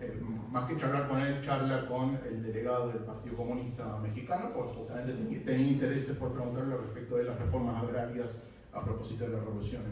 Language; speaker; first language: Spanish; native; Spanish